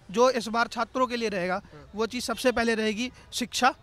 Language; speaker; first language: Hindi; native; Hindi